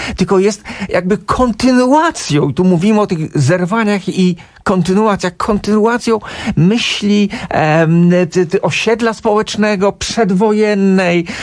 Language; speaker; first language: Polish; native; Polish